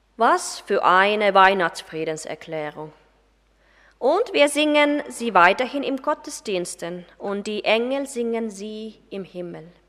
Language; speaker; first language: German; non-native, fluent; Finnish